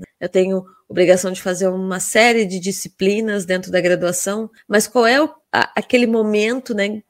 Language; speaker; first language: Portuguese; native; Portuguese